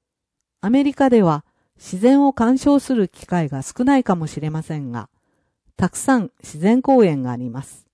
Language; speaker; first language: Japanese; non-native, fluent; English